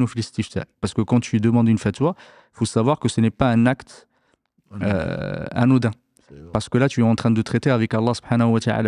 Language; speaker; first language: French; native; French